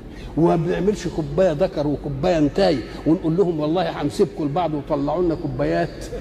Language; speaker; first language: Arabic; native; Arabic